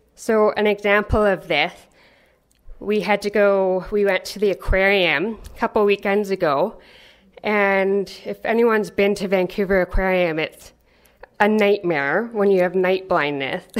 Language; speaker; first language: English; native; English